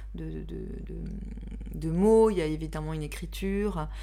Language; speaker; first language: French; native; French